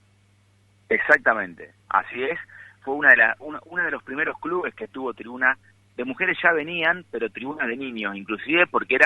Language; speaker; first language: Spanish; native; Spanish